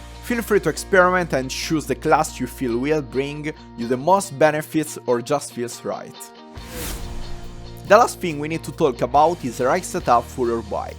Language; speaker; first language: English; non-native, fluent; German